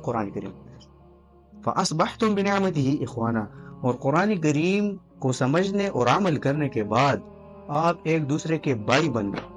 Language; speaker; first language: Urdu; non-native, local second language; Pashto